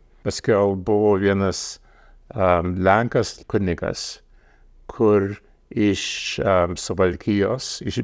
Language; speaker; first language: Lithuanian; early bilingual, heritage; Lithuanian